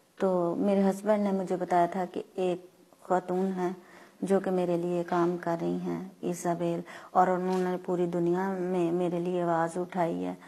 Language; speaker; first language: Urdu; non-native, local second language; Punjabi